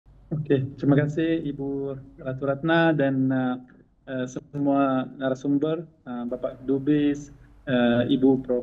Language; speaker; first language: Indonesian; non-native, fluent; Arabic